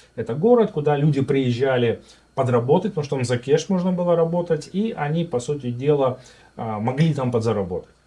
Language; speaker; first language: Russian; native; Russian